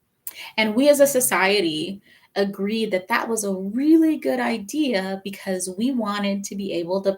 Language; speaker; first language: English; native; English